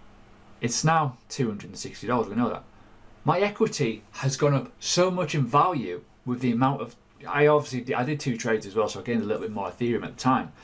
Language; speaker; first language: English; native; English